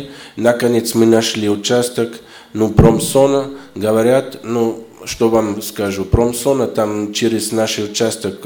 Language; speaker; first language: Russian; non-native, fluent; German